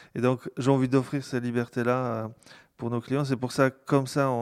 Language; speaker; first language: French; non-native, fluent; Polish